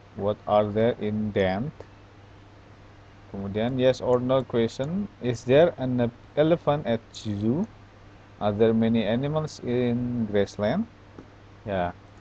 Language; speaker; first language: English; non-native, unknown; Indonesian